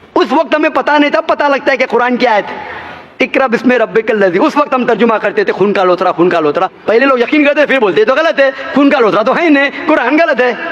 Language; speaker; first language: Hindi; non-native, local second language; Konkani